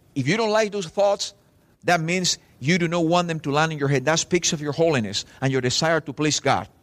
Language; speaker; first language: English; non-native, fluent; Spanish